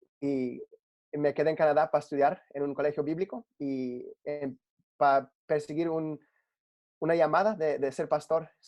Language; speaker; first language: Spanish; early bilingual, heritage; Spanish